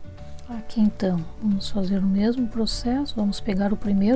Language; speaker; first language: Portuguese; native; Portuguese